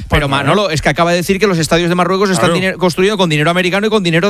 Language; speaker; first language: Spanish; native; Spanish